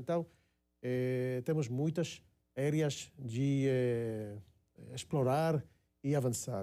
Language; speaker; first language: Portuguese; non-native, fluent; Hebrew